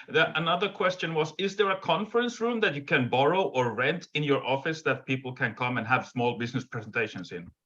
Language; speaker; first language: English; non-native, fluent; Finnish